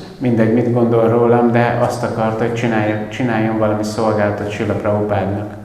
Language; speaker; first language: Hungarian; native; Hungarian